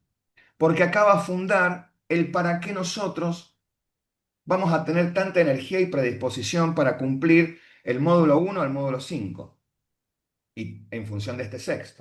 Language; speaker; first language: Spanish; native; Spanish